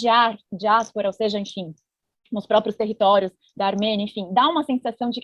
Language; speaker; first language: Portuguese; native; Portuguese